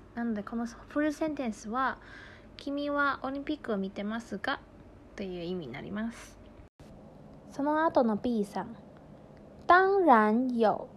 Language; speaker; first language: Japanese; non-native, fluent; Chinese